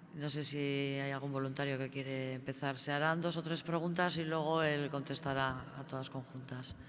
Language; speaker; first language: Spanish; native; Spanish